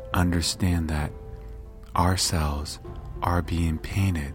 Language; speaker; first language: English; native; English